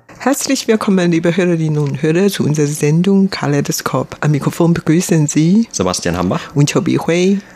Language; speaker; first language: German; non-native, fluent; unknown